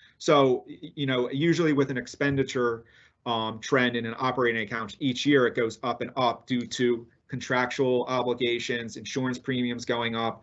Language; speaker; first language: English; native; English